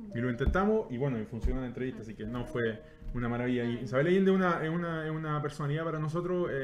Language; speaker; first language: Spanish; native; Spanish